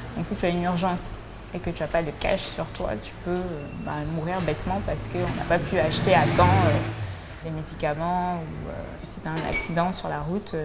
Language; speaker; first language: French; native; French